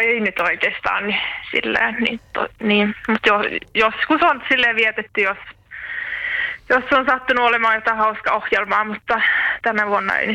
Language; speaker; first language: Finnish; non-native, local second language; Swedish